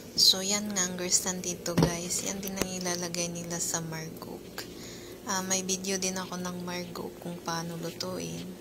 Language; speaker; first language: Filipino; non-native, local second language; Cebuano